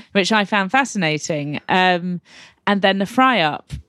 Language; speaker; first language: English; native; English